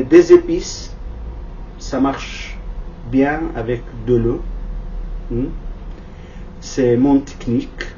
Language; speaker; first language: French; non-native, learner; Kurdish